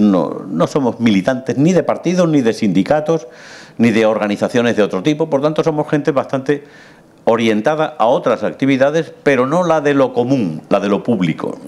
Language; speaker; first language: Spanish; native; Spanish